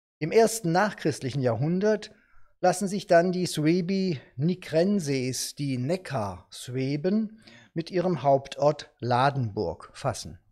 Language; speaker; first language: German; native; German